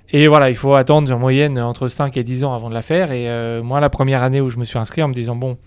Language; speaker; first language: French; native; French